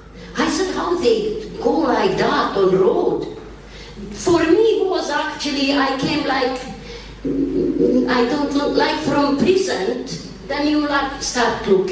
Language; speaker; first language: English; non-native, learner; Bosnian